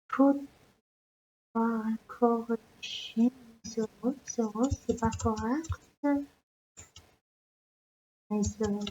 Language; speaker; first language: French; non-native, learner; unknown